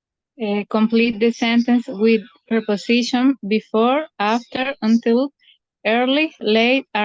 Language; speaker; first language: English; non-native, learner; Spanish